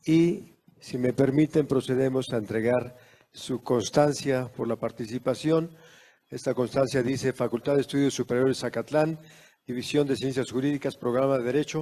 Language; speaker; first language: Spanish; native; Spanish